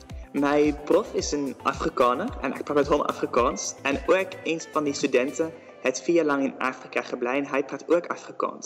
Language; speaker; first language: Afrikaans; non-native, learner; Dutch